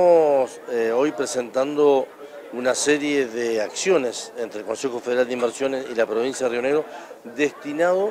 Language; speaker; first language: Spanish; native; Spanish